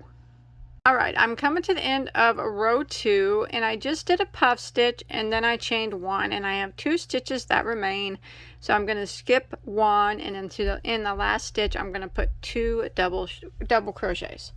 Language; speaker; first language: English; native; English